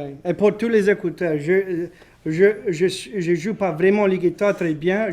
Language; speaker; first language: French; non-native, local second language; English